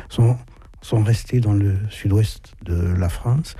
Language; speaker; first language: French; native; French